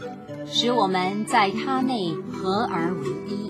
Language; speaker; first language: Chinese; native; Chinese